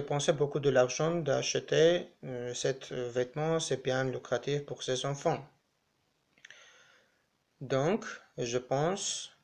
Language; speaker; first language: French; non-native, learner; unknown